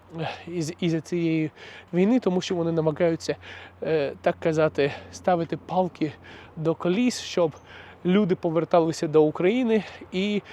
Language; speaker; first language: Ukrainian; non-native, local second language; Russian